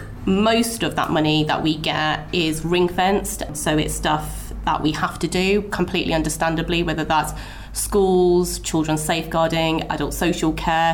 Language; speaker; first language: English; native; English